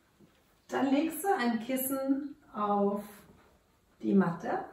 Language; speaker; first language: German; native; German